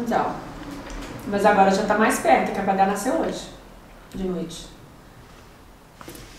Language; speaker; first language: Portuguese; native; Portuguese